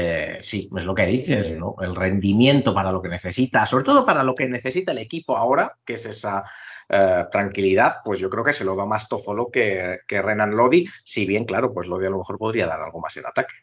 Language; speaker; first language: Spanish; native; Spanish